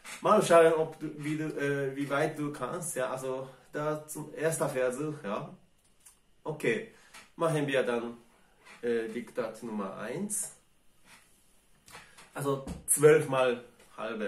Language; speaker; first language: German; non-native, fluent; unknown